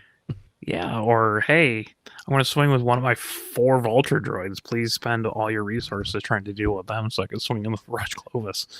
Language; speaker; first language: English; native; English